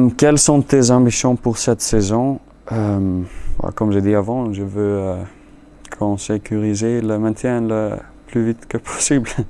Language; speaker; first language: French; non-native, learner; Icelandic